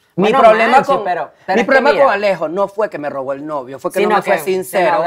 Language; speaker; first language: Spanish; native; Spanish